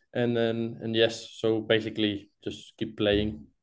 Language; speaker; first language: English; non-native, fluent; Spanish